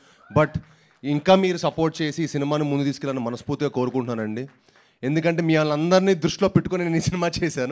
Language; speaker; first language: Telugu; native; Telugu